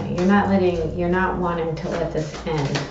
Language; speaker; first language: English; native; English